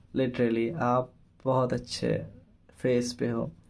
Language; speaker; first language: Hindi; non-native, local second language; Bangla